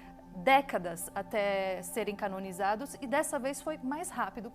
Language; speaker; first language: Portuguese; native; Portuguese